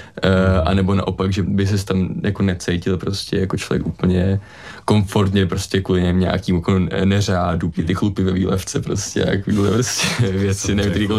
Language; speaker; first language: Czech; native; Czech